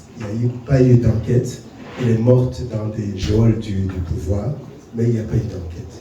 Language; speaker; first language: French; non-native, local second language; Kinyarwanda